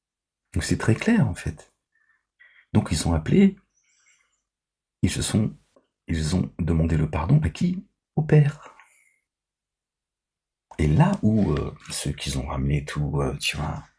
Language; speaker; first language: French; native; French